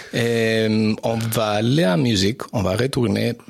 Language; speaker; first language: French; non-native, fluent; English